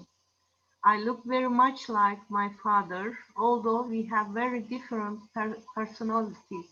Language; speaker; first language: English; non-native, learner; Turkish